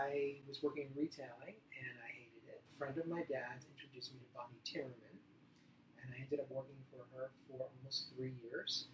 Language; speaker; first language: English; native; English